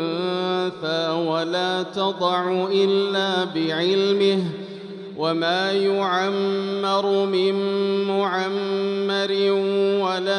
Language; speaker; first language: Arabic; native; Arabic